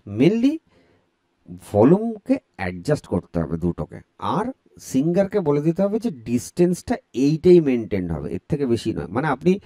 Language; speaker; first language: Bangla; native; Bangla